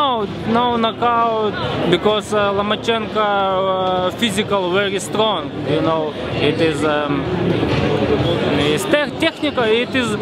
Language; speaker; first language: English; non-native, learner; Ukrainian